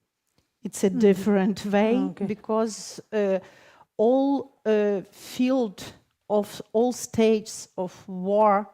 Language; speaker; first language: English; non-native, fluent; Ukrainian